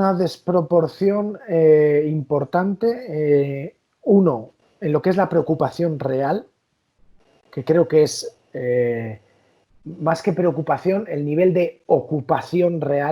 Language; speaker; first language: Spanish; native; Spanish